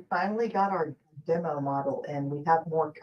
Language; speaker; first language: English; native; English